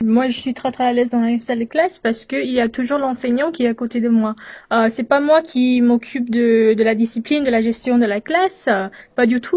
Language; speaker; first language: French; non-native, fluent; English